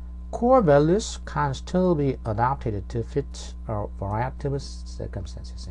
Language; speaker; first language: English; non-native, fluent; Korean